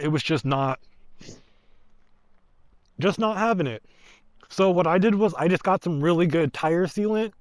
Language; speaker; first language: English; native; English